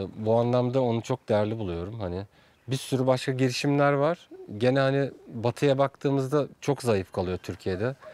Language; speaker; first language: Turkish; native; Turkish